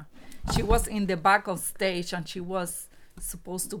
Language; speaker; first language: English; non-native, fluent; Spanish